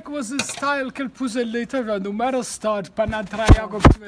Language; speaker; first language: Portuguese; early bilingual, heritage; Portuguese